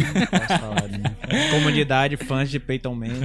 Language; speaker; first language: Portuguese; native; Portuguese